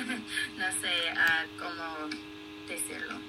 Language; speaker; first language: Spanish; non-native, learner; English